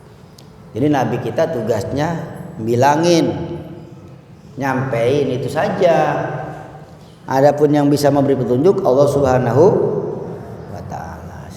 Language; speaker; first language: Malay; native; Malay